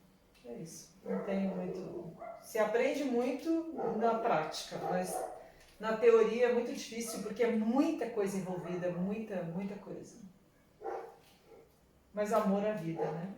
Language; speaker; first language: Portuguese; non-native, local second language; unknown